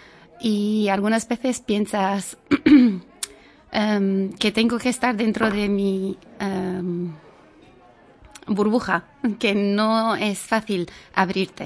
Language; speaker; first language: Spanish; non-native, fluent; Arabic